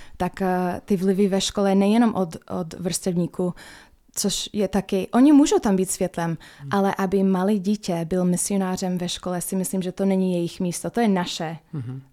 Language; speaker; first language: Czech; non-native, fluent; English